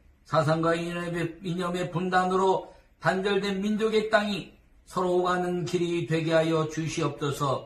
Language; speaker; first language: Korean; native; Korean